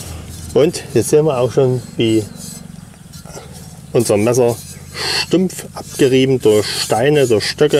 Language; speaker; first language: German; native; German